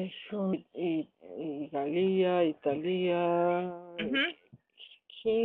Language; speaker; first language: Greek; non-native, learner; German